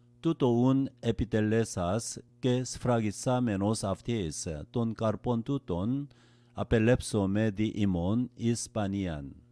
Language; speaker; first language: Greek; non-native, learner; Korean